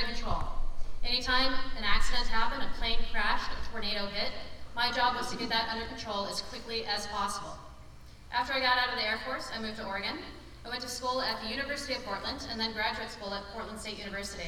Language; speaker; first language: English; native; English